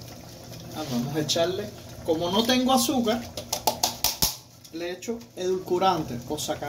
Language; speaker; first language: Spanish; native; Spanish